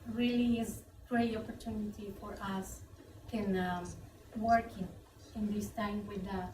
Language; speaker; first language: English; non-native, learner; Spanish